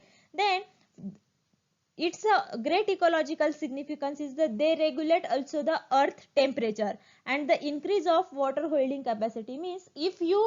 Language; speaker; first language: English; non-native, local second language; Marathi